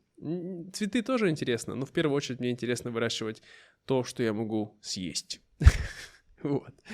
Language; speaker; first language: Russian; native; Russian